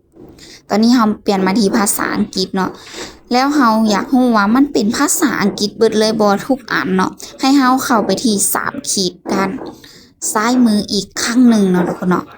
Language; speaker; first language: Thai; non-native, local second language; Lao